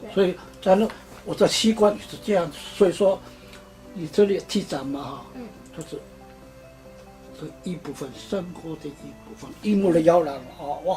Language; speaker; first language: Chinese; non-native, local second language; Amis